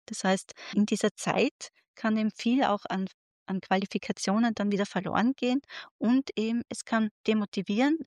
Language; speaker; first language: German; native; German